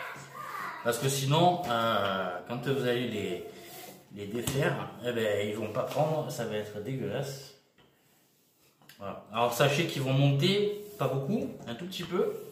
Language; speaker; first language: French; native; French